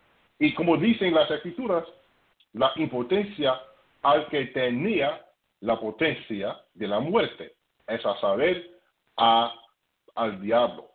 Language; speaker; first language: Spanish; non-native, fluent; English